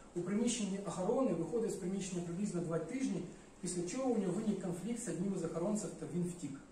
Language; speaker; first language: Ukrainian; non-native, local second language; Russian